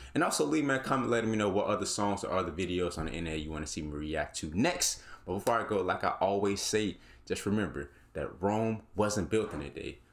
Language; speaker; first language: English; native; English